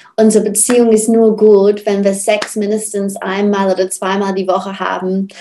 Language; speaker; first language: German; non-native, fluent; English